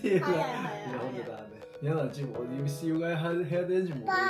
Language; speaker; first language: Korean; native; Korean